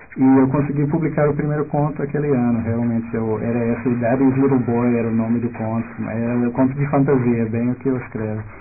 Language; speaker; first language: Portuguese; non-native, fluent; English